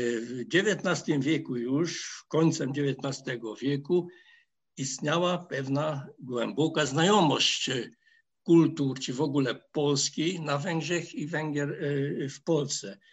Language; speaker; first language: Polish; non-native, fluent; Hungarian